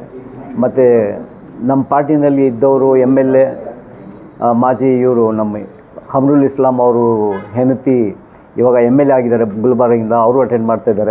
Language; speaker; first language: Kannada; non-native, local second language; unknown